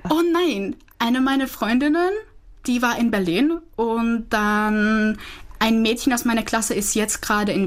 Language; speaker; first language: German; non-native, fluent; Czech